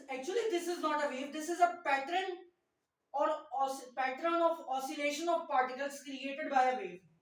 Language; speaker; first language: English; non-native, local second language; Urdu